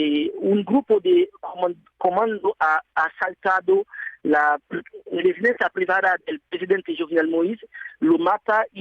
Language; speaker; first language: Spanish; non-native, fluent; Haitian Creole